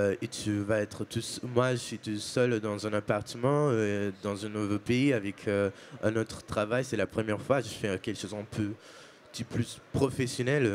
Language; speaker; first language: French; non-native, fluent; Portuguese